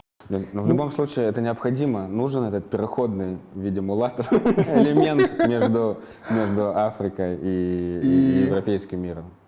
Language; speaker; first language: Russian; native; Russian